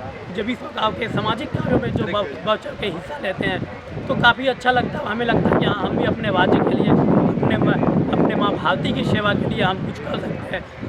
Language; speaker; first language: Hindi; native; Hindi